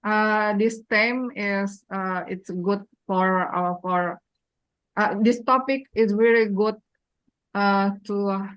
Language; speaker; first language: English; non-native, learner; Indonesian